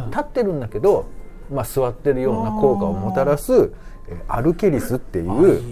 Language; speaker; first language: Japanese; native; Japanese